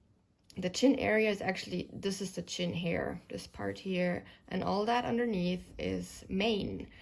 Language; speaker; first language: English; non-native, fluent; German